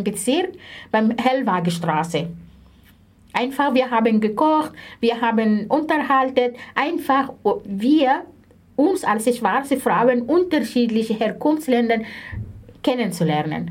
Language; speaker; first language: German; non-native, fluent; Arabic